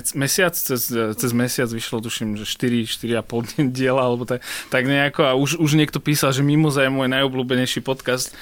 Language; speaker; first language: Slovak; native; Slovak